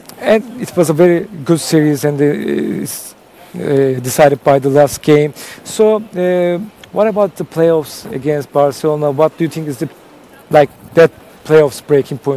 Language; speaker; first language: English; non-native, fluent; Turkish